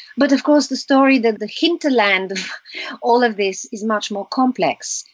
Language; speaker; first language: English; early bilingual, other home language; Bulgarian